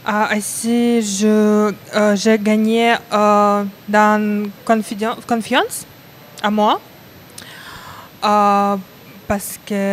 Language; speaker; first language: French; non-native, learner; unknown